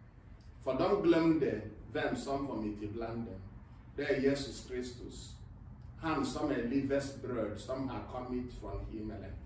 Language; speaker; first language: Swedish; non-native, fluent; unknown